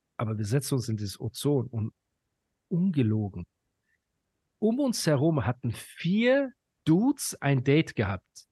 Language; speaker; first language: German; early bilingual, other home language; Persian